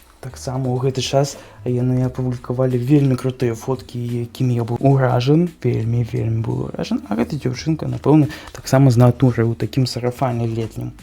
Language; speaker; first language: Belarusian; native; Belarusian